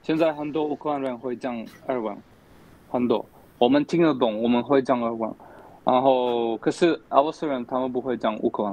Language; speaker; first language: Chinese; non-native, learner; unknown